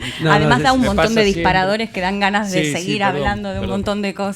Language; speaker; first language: Spanish; native; Spanish